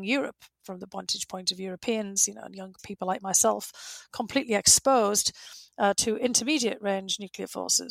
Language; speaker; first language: English; native; English